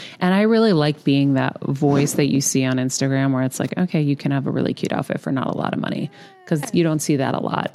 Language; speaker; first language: English; early bilingual, other home language; Greek